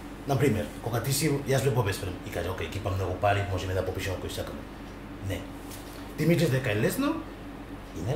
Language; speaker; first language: Macedonian; non-native, learner; Spanish